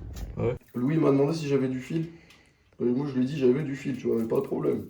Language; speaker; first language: French; native; French